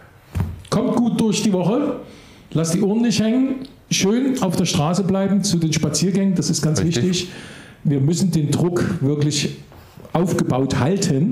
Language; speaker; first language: German; native; German